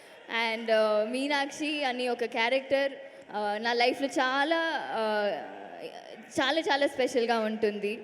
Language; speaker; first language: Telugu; non-native, learner; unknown